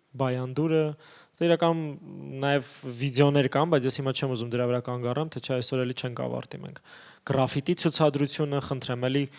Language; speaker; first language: Armenian; native; Armenian